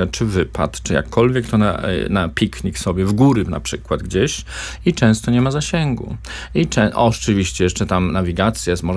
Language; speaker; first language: Polish; native; Polish